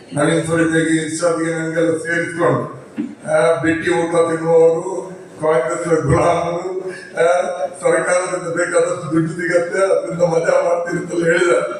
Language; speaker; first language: Kannada; non-native, local second language; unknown